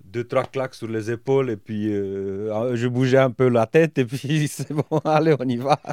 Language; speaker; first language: French; non-native, fluent; Romanian